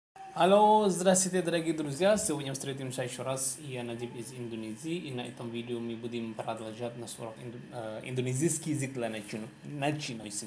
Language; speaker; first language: Russian; non-native, learner; Javanese